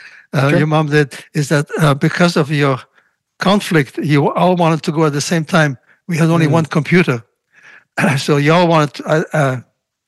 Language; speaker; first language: English; non-native, fluent; Russian